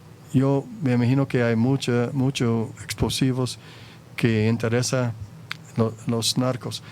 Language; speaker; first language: Spanish; non-native, fluent; English